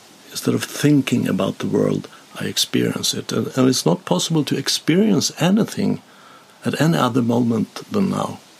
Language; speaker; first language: English; non-native, fluent; Swedish